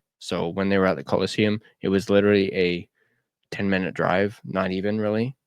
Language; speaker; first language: English; native; English